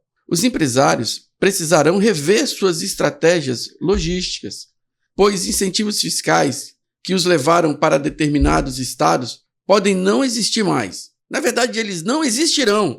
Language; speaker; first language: Portuguese; native; Portuguese